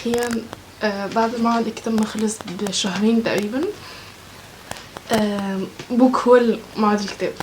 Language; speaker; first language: Arabic; native; Arabic